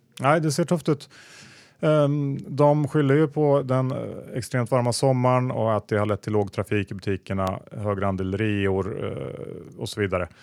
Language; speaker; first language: Swedish; native; Swedish